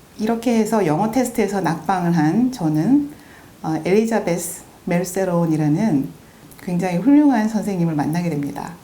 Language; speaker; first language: Korean; native; Korean